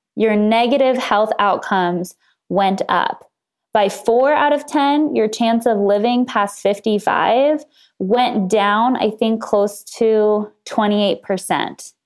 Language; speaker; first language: English; native; English